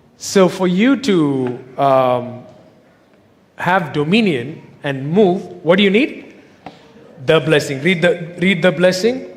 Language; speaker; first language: English; non-native, local second language; Tamil